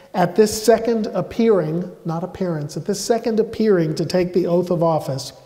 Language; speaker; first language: English; native; English